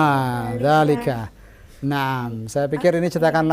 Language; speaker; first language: Indonesian; native; Indonesian